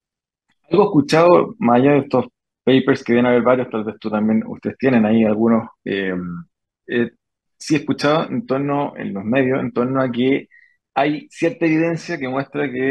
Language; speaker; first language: Spanish; native; Spanish